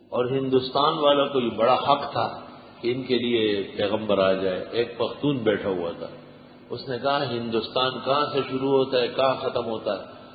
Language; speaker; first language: Urdu; non-native, local second language; Pashto